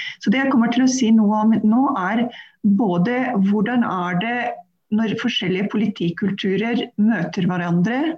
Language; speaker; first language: Norwegian; non-native, fluent; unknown